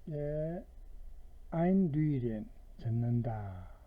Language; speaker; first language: German; non-native, fluent; Korean